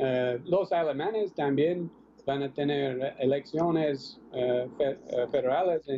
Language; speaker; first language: Spanish; non-native, fluent; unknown